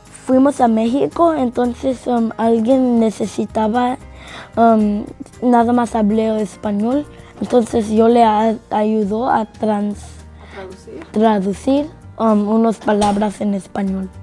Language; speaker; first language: Spanish; non-native, learner; English